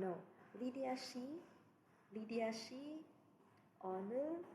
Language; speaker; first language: Korean; non-native, fluent; Cebuano